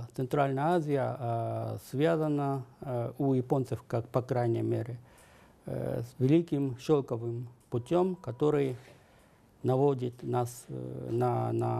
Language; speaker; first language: Russian; non-native, fluent; Japanese